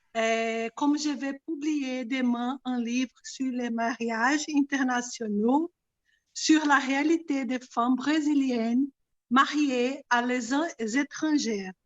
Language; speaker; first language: French; non-native, learner; Portuguese